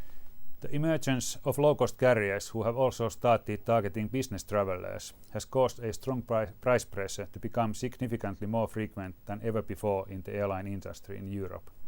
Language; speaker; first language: English; non-native, fluent; Finnish